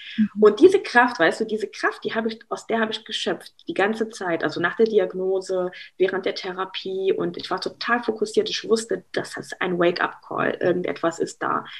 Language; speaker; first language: German; early bilingual, other home language; Arabic